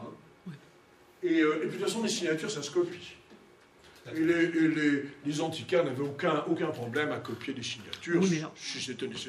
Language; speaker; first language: French; native; French